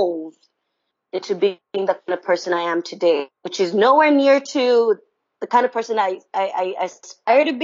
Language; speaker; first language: English; non-native, local second language; Ganda